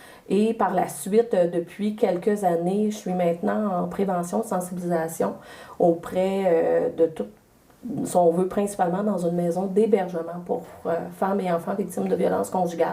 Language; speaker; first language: French; native; French